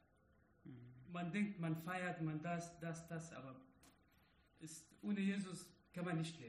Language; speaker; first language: German; non-native, learner; Arabic